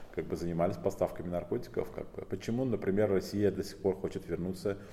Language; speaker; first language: Russian; non-native, local second language; Tajik